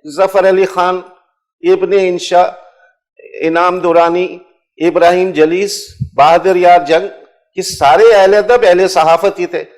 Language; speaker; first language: Urdu; non-native, local second language; Pashto